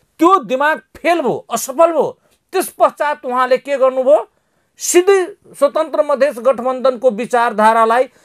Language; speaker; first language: Nepali; non-native, local second language; Maithili